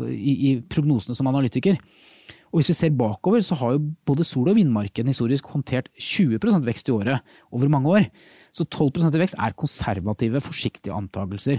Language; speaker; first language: Norwegian; native; Norwegian